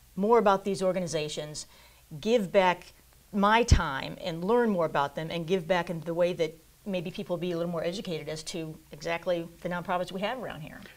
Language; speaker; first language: English; native; English